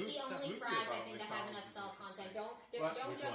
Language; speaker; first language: English; native; English